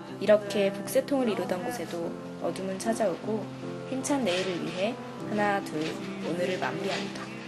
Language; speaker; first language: Korean; native; Korean